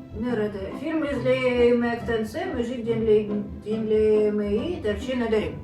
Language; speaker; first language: Turkish; non-native, learner; Russian